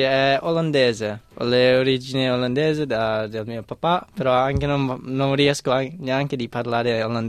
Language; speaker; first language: Italian; non-native, fluent; English